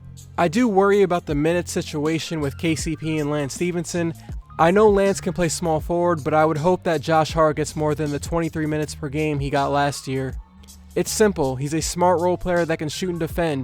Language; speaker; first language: English; native; English